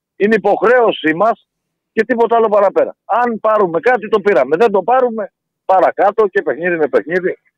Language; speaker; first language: Greek; native; Greek